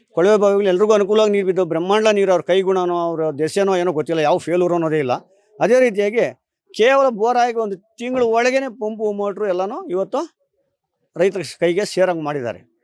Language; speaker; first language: Kannada; native; Kannada